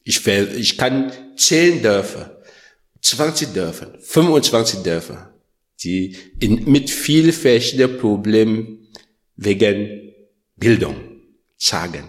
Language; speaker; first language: German; non-native, learner; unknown